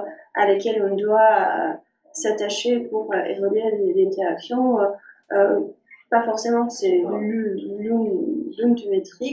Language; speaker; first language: French; non-native, fluent; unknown